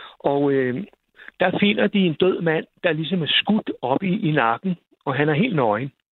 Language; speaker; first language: Danish; native; Danish